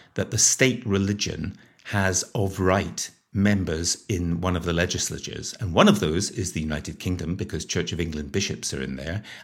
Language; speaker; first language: English; native; English